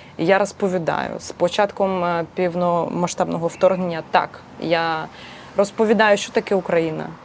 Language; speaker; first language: Ukrainian; non-native, local second language; Russian